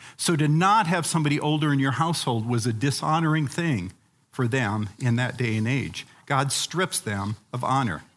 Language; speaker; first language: English; native; English